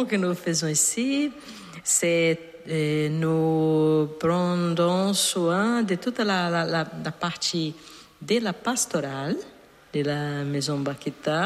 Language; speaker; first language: French; non-native, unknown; Portuguese